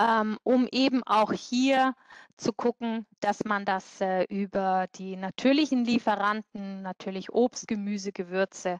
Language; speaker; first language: German; native; German